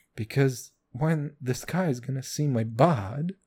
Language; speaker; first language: English; non-native, fluent; Kazakh